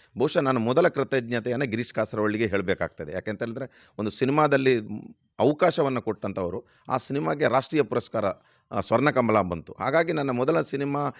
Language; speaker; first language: Kannada; non-native, local second language; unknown